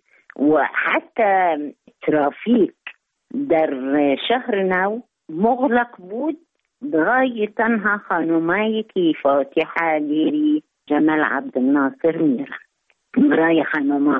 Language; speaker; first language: Persian; non-native, learner; Arabic